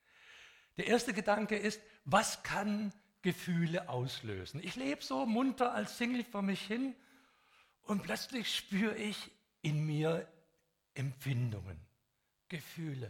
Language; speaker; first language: German; native; German